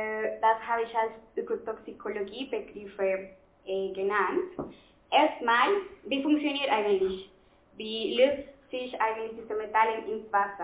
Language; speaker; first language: German; non-native, fluent; Spanish